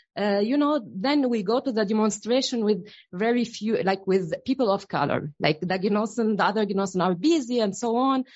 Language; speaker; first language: English; non-native, learner; Arabic